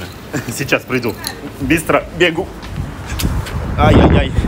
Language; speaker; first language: Russian; non-native, learner; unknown